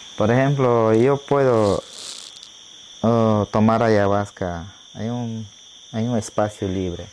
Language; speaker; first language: Spanish; non-native, local second language; Shipibo-Conibo